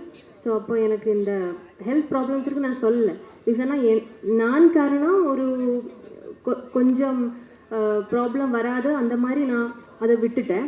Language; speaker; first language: Tamil; non-native, learner; Malayalam